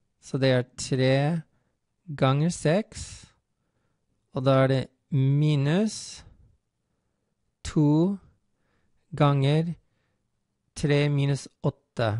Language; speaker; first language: Norwegian; non-native, fluent; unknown